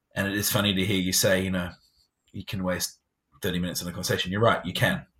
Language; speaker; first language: English; native; English